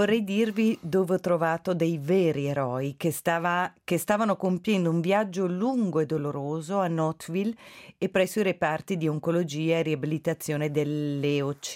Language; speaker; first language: Italian; native; Italian